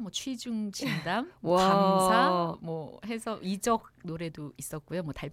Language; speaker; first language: Korean; native; Korean